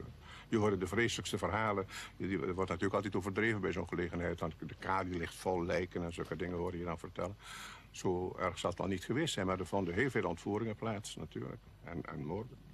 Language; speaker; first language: Dutch; native; Dutch